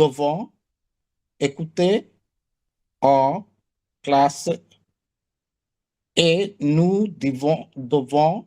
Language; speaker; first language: French; non-native, learner; Bangla